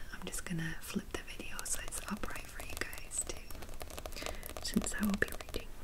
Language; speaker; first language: English; native; English